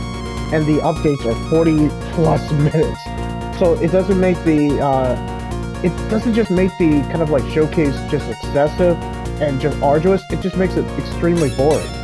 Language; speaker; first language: English; native; English